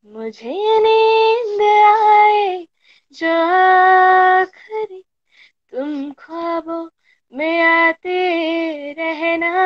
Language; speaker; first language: Hindi; native; Hindi